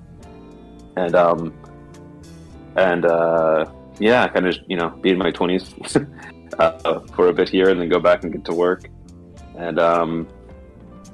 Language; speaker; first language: English; native; English